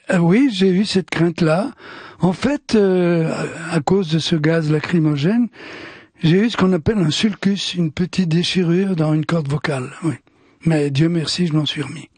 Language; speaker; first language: French; early bilingual, other home language; Italian